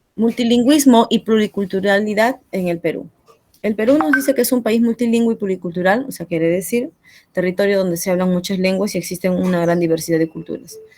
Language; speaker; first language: Spanish; non-native, local second language; Quechua